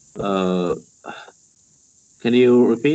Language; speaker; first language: English; non-native, learner; Vietnamese